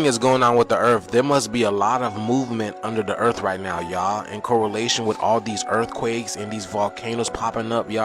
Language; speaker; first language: English; native; English